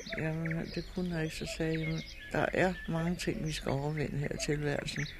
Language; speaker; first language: Danish; native; Danish